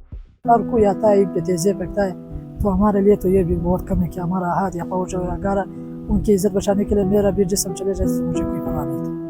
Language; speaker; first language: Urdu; non-native, local second language; Pashto